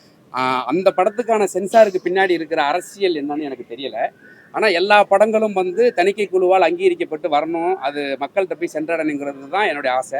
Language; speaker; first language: Tamil; native; Tamil